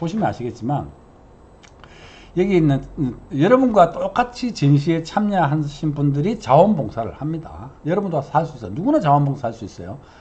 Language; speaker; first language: Korean; native; Korean